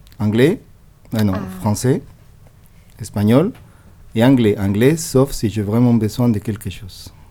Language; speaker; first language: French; non-native, fluent; Spanish